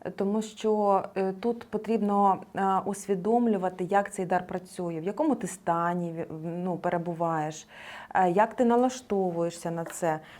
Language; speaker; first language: Ukrainian; non-native, local second language; Russian